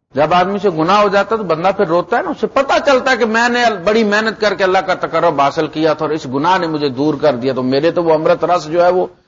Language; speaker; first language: Urdu; non-native, local second language; Punjabi